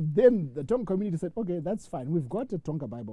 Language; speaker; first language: English; non-native, local second language; Shona